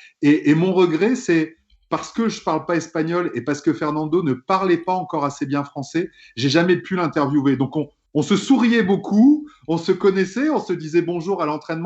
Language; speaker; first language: French; native; French